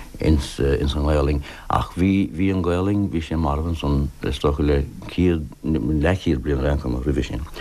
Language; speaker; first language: Irish; non-native, local second language; English